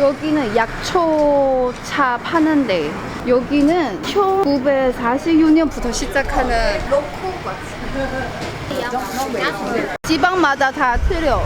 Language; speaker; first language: Korean; non-native, fluent; Chinese